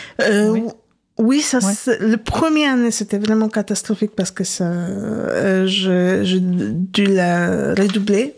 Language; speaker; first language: French; non-native, fluent; Polish